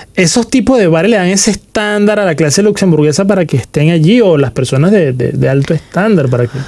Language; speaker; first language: Spanish; native; Spanish